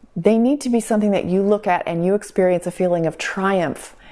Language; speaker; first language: English; native; English